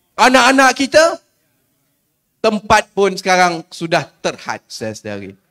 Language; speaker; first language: Malay; native; Malay